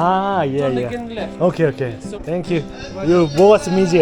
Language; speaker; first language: English; non-native, learner; Korean